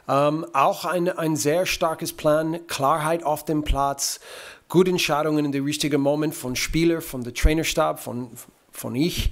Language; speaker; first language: German; non-native, fluent; English